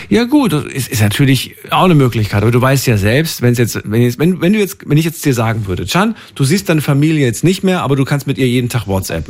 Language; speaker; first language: German; native; German